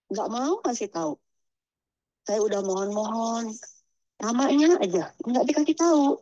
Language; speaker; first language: Indonesian; native; Indonesian